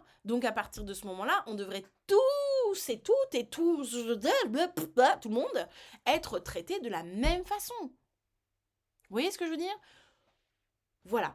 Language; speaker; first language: French; native; French